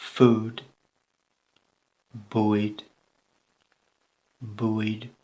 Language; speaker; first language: Welsh; non-native, learner; English